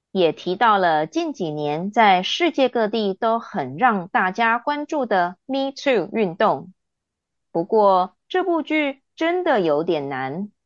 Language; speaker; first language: Chinese; native; Chinese